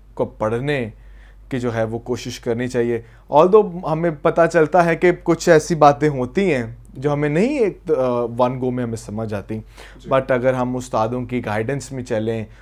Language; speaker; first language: Urdu; native; Urdu